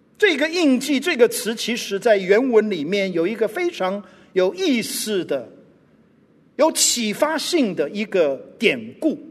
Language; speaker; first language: Chinese; non-native, local second language; English